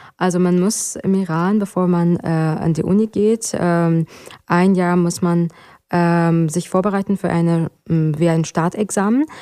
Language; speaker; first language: German; non-native, fluent; Persian